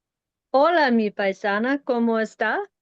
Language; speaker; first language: Spanish; non-native, learner; English